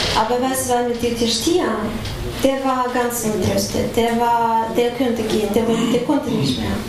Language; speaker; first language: German; non-native, fluent; Russian